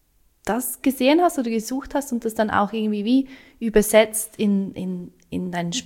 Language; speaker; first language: German; native; German